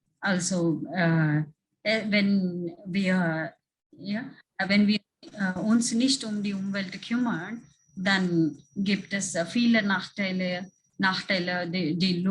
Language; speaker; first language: German; non-native, fluent; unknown